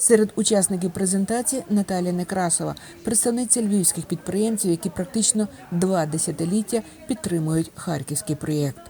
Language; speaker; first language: Ukrainian; native; Ukrainian